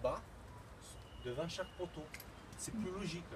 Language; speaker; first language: French; native; French